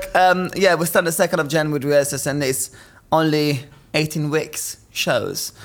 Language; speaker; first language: English; non-native, fluent; Italian